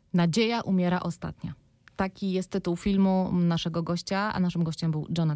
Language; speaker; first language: Polish; native; Polish